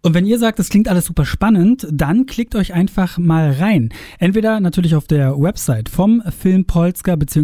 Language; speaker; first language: German; native; German